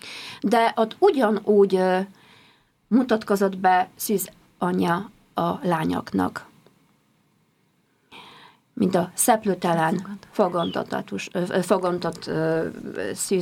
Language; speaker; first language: Hungarian; non-native, fluent; Polish